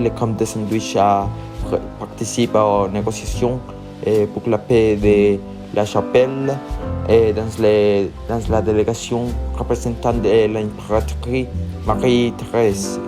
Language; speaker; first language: French; non-native, learner; Spanish